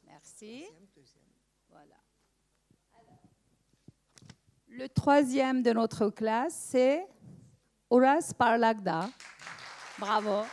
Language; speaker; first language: French; non-native, fluent; Turkish